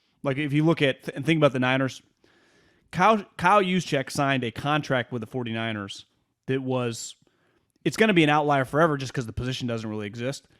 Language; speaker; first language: English; native; English